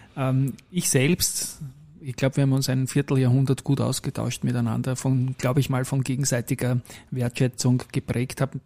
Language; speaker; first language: German; native; German